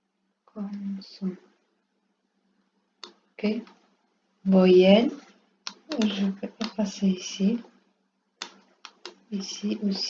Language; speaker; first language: French; non-native, learner; Portuguese